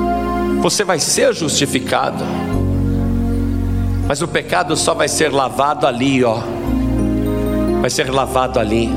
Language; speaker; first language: Portuguese; native; Portuguese